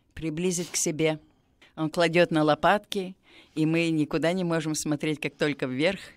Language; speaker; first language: Russian; native; Russian